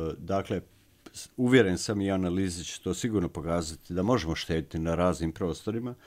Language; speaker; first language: Serbian; native; Serbian